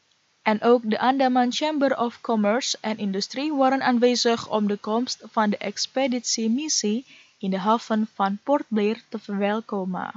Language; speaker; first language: Dutch; non-native, fluent; Indonesian